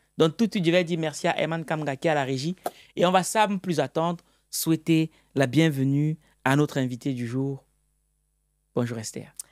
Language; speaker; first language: French; native; French